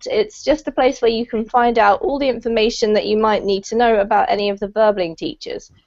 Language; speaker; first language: English; native; English